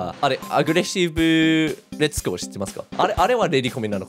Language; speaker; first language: Japanese; non-native, fluent; English